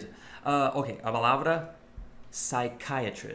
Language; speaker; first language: Portuguese; non-native, fluent; English